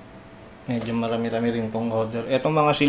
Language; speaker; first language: Filipino; native; Filipino